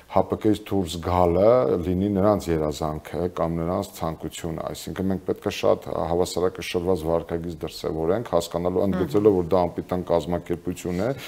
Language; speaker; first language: Armenian; native; Armenian